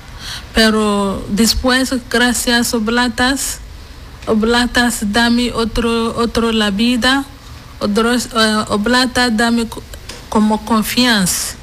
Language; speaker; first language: Spanish; non-native, learner; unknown